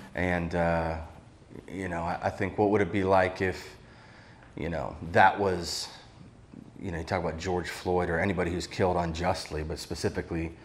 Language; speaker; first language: English; native; English